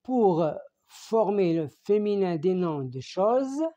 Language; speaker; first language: French; non-native, local second language; Arabic